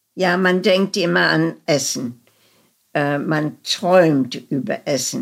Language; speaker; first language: German; early bilingual, heritage; German